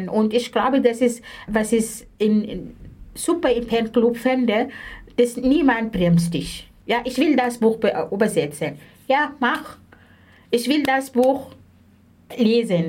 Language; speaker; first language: German; non-native, fluent; Arabic